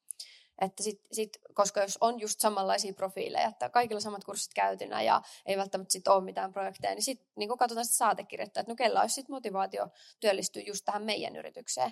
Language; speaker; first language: Finnish; native; Finnish